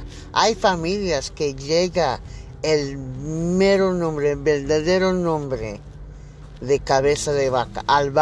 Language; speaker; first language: Spanish; early bilingual, heritage; English